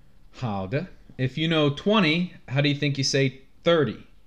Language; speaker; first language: English; native; English